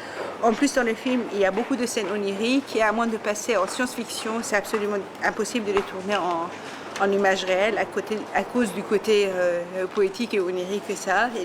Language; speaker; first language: French; non-native, fluent; Persian